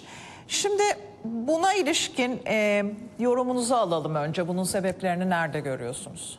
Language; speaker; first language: Turkish; native; Turkish